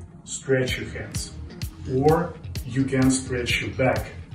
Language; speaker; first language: English; non-native, fluent; Russian